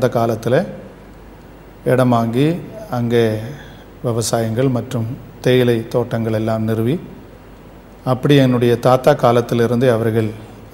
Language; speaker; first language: Tamil; native; Tamil